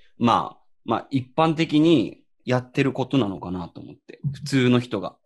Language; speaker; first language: Japanese; native; Japanese